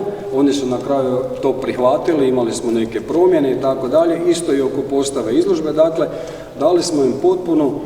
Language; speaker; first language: Croatian; native; Croatian